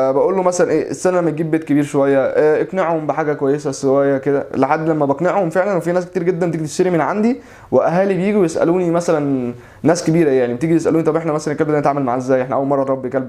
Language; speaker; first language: Arabic; native; Arabic